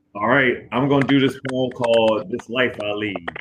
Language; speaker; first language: English; native; English